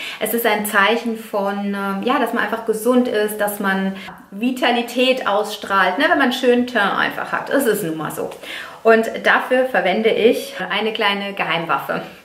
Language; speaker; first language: German; non-native, fluent; Italian